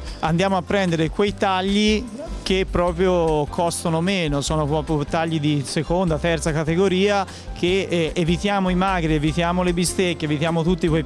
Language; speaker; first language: Italian; native; Italian